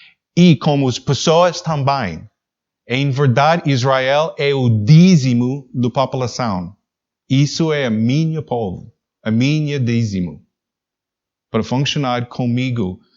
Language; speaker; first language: Portuguese; non-native, learner; English